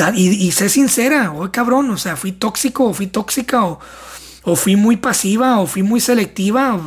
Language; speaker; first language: Spanish; native; Spanish